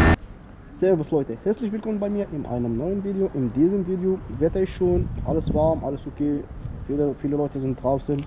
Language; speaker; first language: German; non-native, learner; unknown